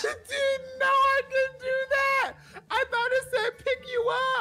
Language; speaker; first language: English; native; English